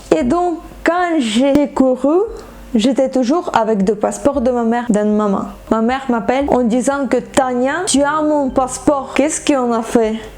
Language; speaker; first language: French; non-native, fluent; Ukrainian